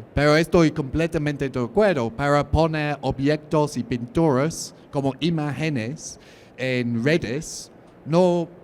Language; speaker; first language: Spanish; non-native, learner; English